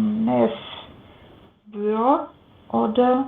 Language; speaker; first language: German; non-native, learner; Macedonian